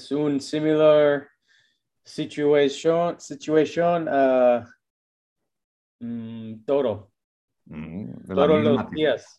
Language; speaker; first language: Spanish; non-native, learner; English